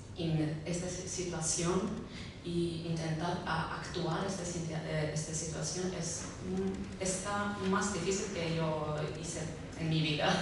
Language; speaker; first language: Spanish; early bilingual, heritage; Spanish